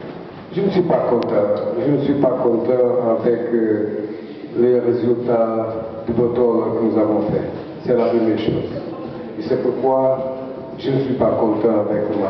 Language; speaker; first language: French; non-native, learner; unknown